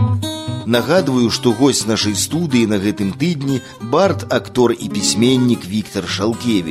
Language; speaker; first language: Belarusian; native; Belarusian